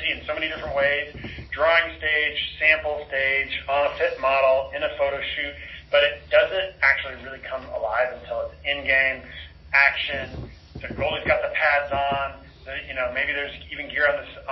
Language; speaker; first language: English; native; English